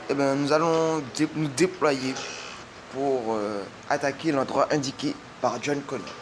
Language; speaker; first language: French; native; French